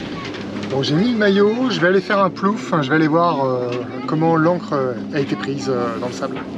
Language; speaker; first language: French; native; French